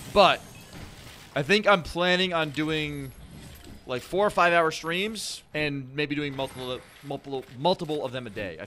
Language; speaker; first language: English; native; English